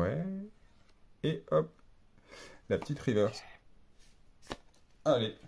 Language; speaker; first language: French; native; French